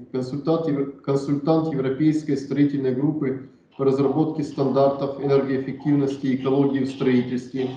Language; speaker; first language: Russian; native; Russian